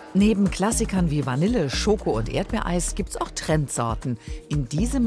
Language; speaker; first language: German; native; German